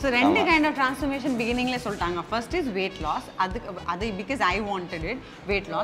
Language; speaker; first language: Tamil; non-native, local second language; Assamese